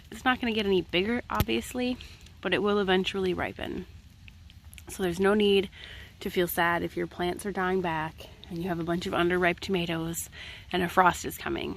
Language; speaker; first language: English; native; English